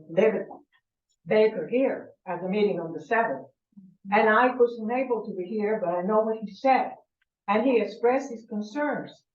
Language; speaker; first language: English; non-native, fluent; Spanish